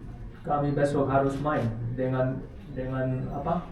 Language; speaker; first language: Indonesian; non-native, learner; Dutch